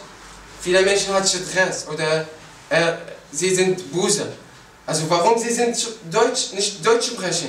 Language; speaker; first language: German; non-native, learner; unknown